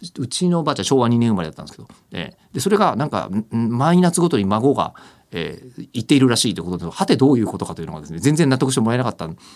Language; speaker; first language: Japanese; native; Japanese